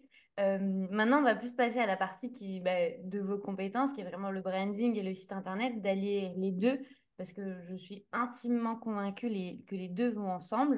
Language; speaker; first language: French; native; French